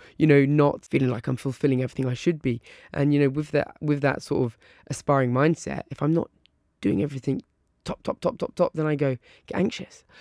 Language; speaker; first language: English; native; English